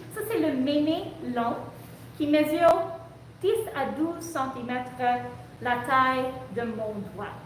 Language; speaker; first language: French; non-native, local second language; English